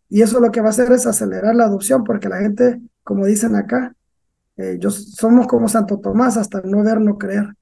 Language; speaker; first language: Spanish; native; Spanish